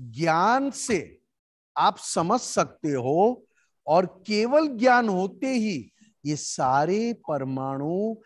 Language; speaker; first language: Hindi; non-native, local second language; Gujarati